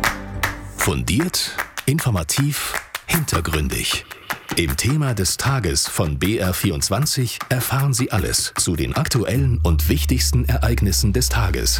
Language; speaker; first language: German; native; German